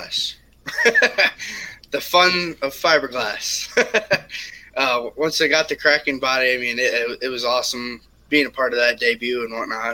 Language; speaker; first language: English; native; English